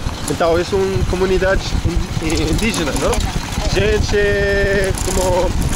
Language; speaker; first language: Portuguese; non-native, learner; English